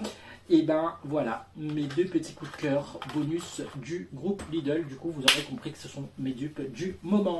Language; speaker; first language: French; native; French